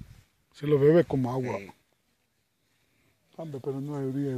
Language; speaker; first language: Spanish; native; Spanish